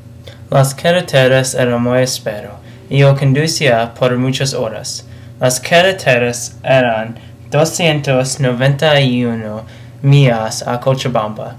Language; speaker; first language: Spanish; non-native, learner; English